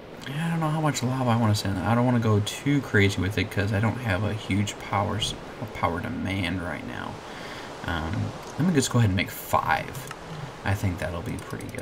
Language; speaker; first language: English; native; English